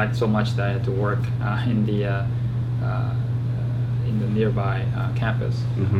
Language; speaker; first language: English; non-native, fluent; Korean